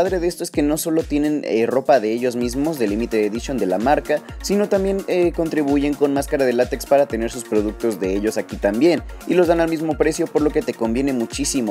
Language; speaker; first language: Spanish; native; Spanish